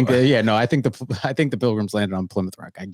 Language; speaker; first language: English; native; English